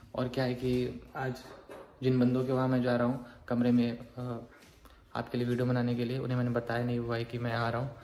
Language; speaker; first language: Hindi; native; Hindi